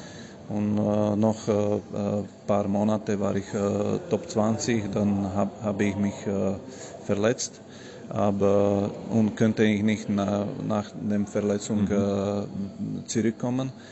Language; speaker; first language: German; non-native, fluent; Slovak